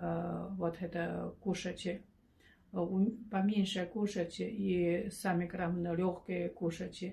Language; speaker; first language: Russian; non-native, learner; Chinese